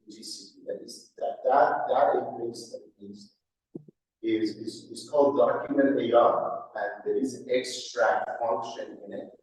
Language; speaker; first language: English; non-native, fluent; Persian